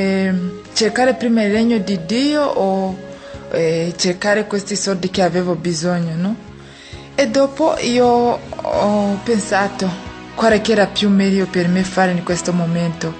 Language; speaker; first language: Italian; non-native, fluent; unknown